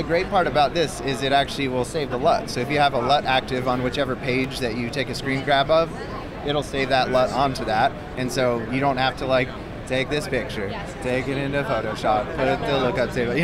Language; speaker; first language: English; native; English